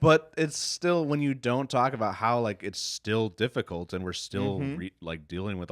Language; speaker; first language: English; native; English